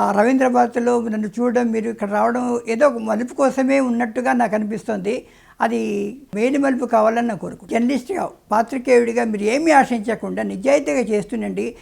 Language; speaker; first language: Telugu; native; Telugu